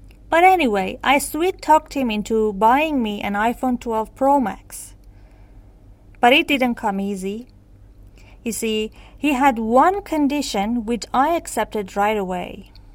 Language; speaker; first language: English; non-native, fluent; Persian